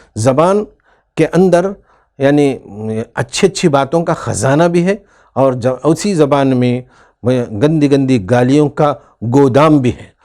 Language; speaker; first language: Urdu; native; Urdu